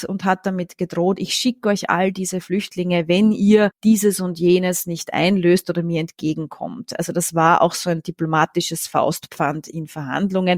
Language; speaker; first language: German; native; German